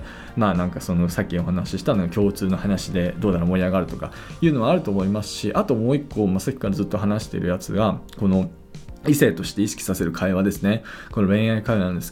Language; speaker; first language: Japanese; native; Japanese